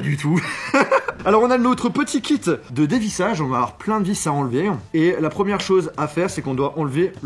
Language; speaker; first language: French; native; French